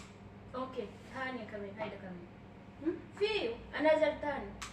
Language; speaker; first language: Arabic; non-native, learner; Oromo